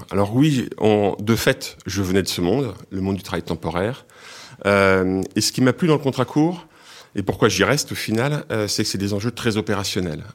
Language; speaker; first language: French; native; French